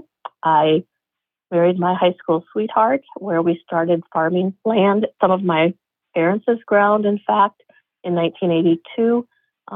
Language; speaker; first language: English; native; English